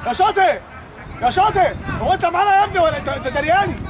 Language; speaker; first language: Arabic; native; Arabic